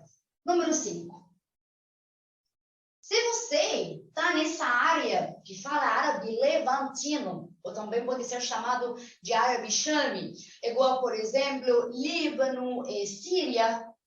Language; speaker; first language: Portuguese; non-native, fluent; Arabic